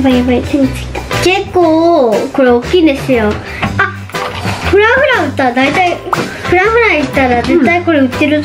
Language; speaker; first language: Japanese; native; Japanese